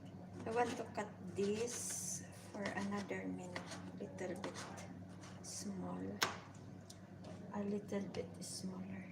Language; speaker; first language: English; non-native, learner; Bikol